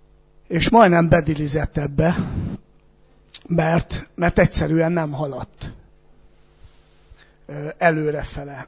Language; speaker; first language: Hungarian; native; Hungarian